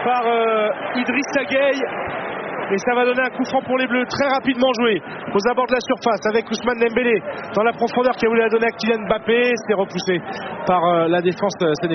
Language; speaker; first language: French; native; French